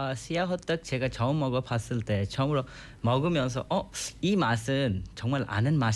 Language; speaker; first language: Korean; non-native, fluent; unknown